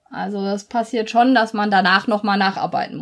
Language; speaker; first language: German; native; German